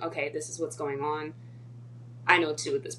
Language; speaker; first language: English; native; English